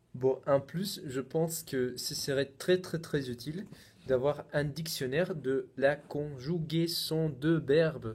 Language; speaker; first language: French; non-native, fluent; Spanish